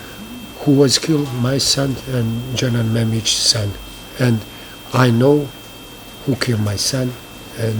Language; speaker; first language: English; non-native, learner; Bosnian